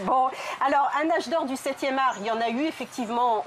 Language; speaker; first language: French; native; French